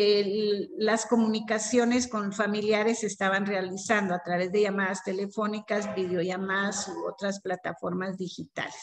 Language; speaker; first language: Spanish; native; Spanish